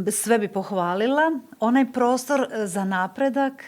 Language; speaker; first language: Bosnian; native; Bosnian